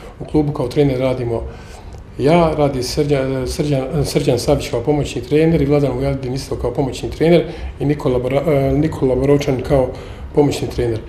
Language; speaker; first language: Bosnian; native; Bosnian